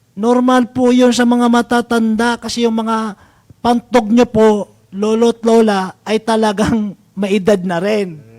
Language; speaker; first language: Filipino; non-native, local second language; Maranao